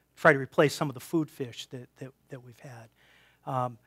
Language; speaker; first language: English; native; English